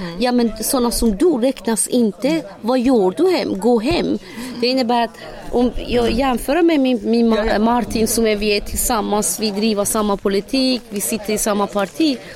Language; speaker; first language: Swedish; non-native, fluent; Persian